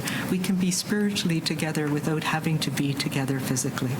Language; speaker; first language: English; native; English